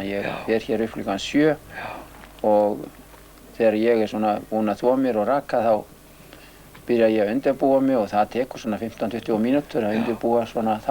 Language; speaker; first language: Icelandic; native; Icelandic